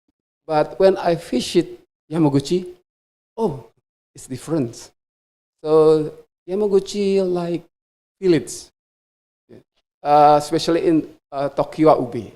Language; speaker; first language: English; non-native, fluent; Indonesian